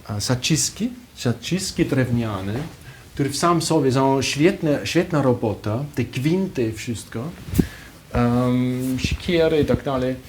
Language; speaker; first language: Polish; non-native, fluent; German